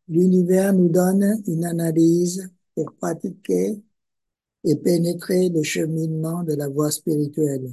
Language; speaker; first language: French; non-native, fluent; Vietnamese